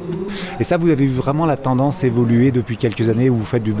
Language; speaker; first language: French; native; French